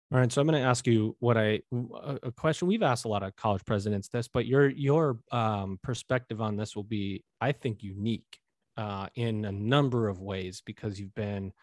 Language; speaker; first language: English; native; English